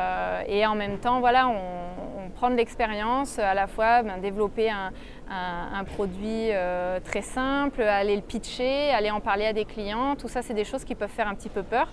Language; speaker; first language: French; native; French